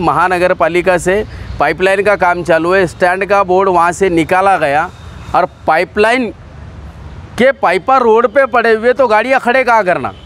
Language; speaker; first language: Hindi; non-native, local second language; Marathi